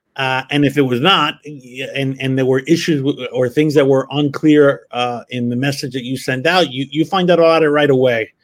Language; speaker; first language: English; early bilingual, other home language; Spanish